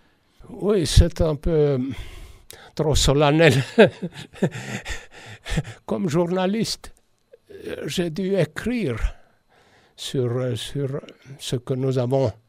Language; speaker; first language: French; non-native, fluent; Estonian